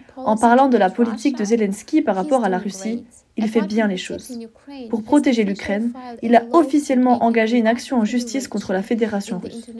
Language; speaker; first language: French; non-native, fluent; Ukrainian